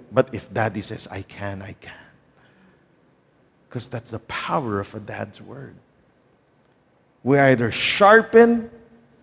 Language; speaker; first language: English; non-native, local second language; Filipino